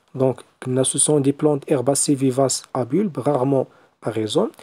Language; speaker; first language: French; non-native, local second language; Arabic